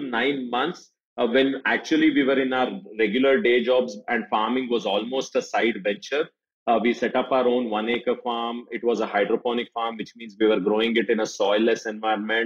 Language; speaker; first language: English; non-native, local second language; Kannada